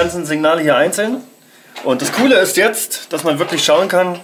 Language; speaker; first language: German; native; German